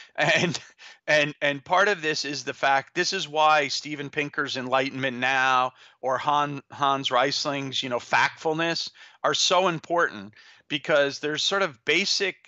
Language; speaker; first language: English; native; English